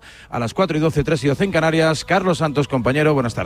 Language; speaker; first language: Spanish; native; Spanish